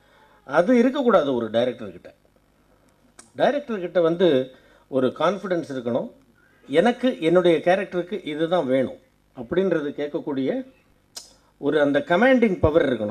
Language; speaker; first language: Tamil; native; Tamil